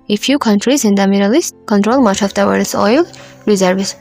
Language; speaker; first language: English; non-native, local second language; Amharic